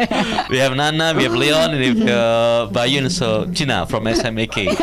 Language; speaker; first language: English; non-native, learner; Indonesian